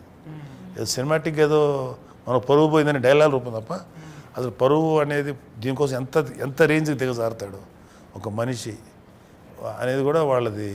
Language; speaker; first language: Telugu; native; Telugu